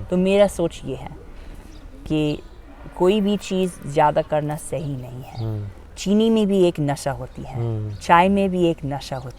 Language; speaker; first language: Hindi; non-native, fluent; English